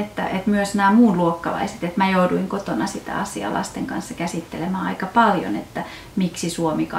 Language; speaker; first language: Finnish; native; Finnish